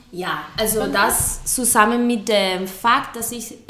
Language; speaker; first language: German; non-native, fluent; Spanish